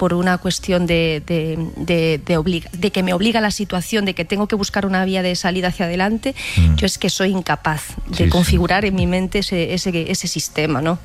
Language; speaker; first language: Spanish; native; Spanish